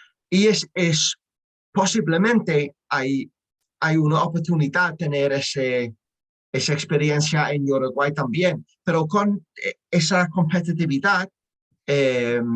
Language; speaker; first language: Spanish; non-native, learner; English